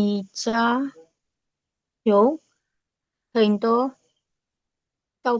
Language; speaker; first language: Chinese; non-native, learner; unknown